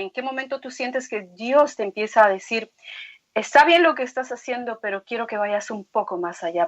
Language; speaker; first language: Spanish; native; Spanish